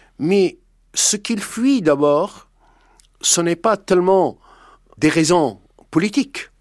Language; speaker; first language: French; non-native, fluent; Persian